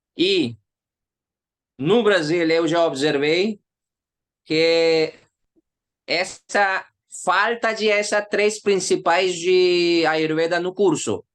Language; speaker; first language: Portuguese; non-native, learner; Hindi